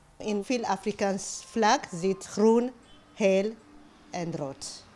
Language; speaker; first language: Dutch; non-native, learner; Amharic